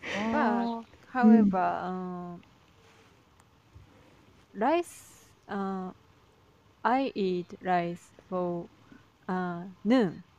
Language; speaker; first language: English; non-native, learner; Japanese